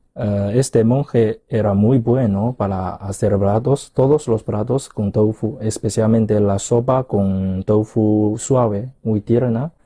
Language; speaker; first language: Spanish; non-native, fluent; Chinese